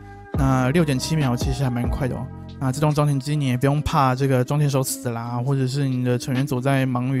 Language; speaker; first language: Chinese; native; Chinese